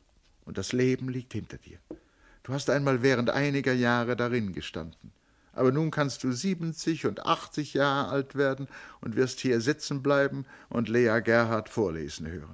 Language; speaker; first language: German; native; German